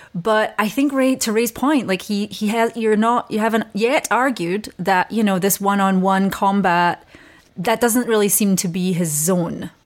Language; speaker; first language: English; native; English